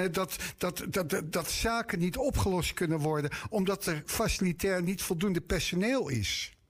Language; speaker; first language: Dutch; native; Dutch